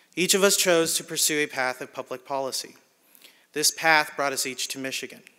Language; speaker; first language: English; early bilingual, other home language; Spanish